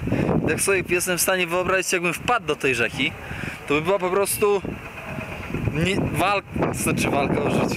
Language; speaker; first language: Polish; native; Polish